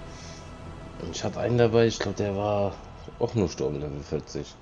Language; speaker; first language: German; native; German